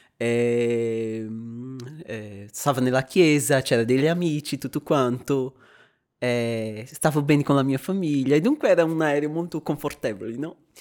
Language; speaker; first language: Italian; non-native, fluent; Portuguese